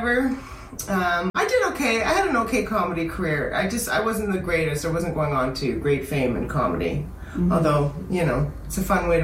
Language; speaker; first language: English; native; English